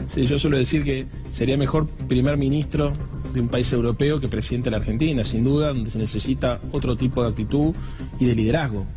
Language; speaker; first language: Spanish; native; Spanish